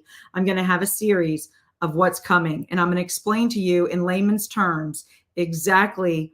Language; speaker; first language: English; native; English